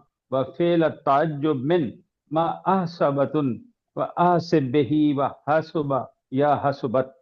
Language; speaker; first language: Arabic; non-native, learner; Urdu